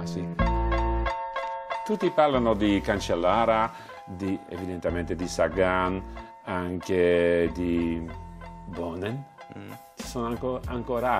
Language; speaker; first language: Italian; non-native, fluent; Dutch